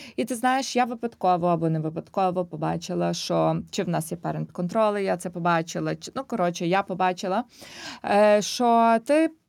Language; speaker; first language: Ukrainian; native; Ukrainian